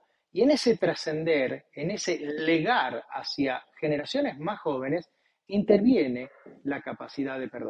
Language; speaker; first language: Spanish; native; Spanish